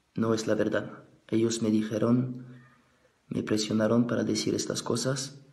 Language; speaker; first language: Spanish; non-native, fluent; French